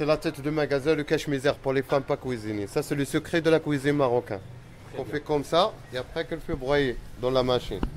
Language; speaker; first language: French; non-native, learner; Arabic